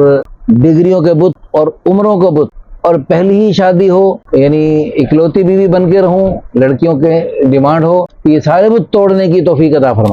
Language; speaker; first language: Urdu; native; Urdu